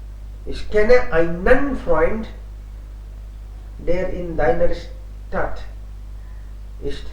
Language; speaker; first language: German; non-native, fluent; Hindi